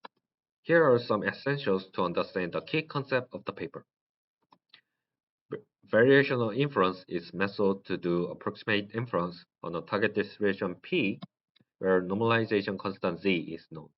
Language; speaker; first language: English; non-native, learner; Korean